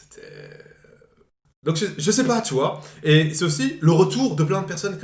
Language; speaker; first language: French; native; French